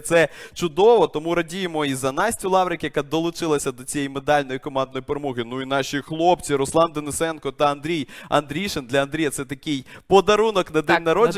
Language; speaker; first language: Ukrainian; native; Ukrainian